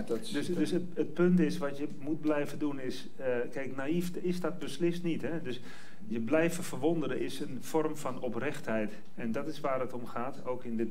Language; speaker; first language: Dutch; native; Dutch